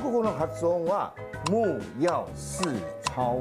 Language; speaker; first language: Japanese; non-native, learner; Chinese